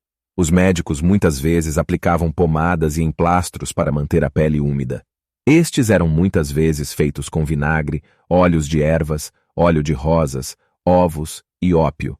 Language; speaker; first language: Portuguese; native; Portuguese